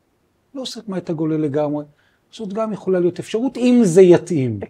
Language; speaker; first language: Hebrew; native; Hebrew